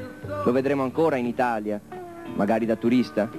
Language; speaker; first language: Italian; native; Italian